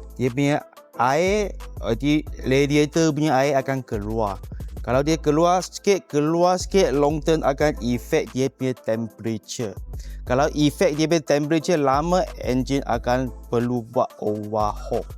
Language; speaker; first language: Malay; non-native, local second language; Chinese